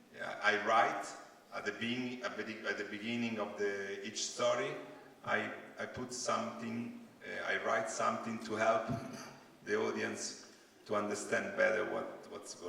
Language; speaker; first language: English; non-native, learner; Italian